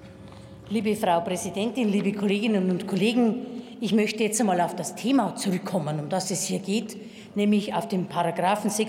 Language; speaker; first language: German; native; German